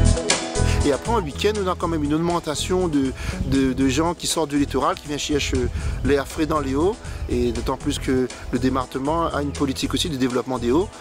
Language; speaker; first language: French; native; French